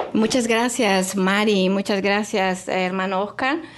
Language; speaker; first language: Spanish; native; Spanish